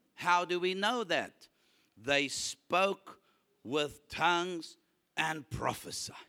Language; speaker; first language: English; non-native, local second language; Afrikaans